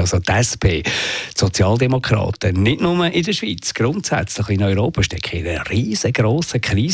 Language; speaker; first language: German; native; German